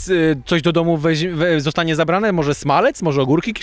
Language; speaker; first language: Polish; native; Polish